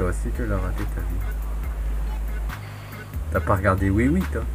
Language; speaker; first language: French; native; French